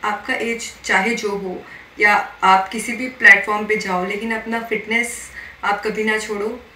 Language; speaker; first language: Hindi; non-native, local second language; Marathi